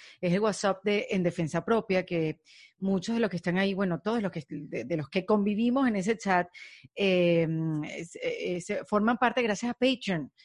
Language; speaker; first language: Spanish; native; Spanish